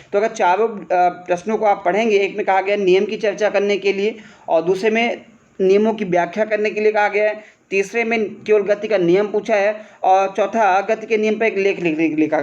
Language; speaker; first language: Hindi; native; Hindi